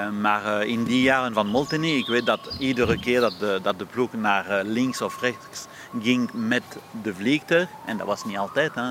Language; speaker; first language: Dutch; non-native, fluent; French